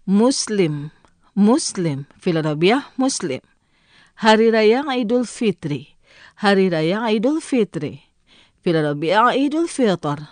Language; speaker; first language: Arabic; non-native, fluent; Indonesian